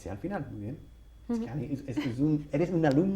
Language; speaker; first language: Spanish; non-native, fluent; English